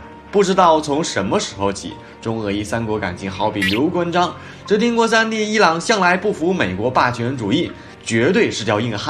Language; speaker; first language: Chinese; native; Chinese